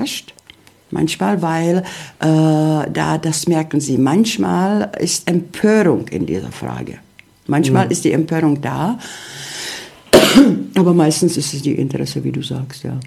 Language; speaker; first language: German; early bilingual, heritage; Czech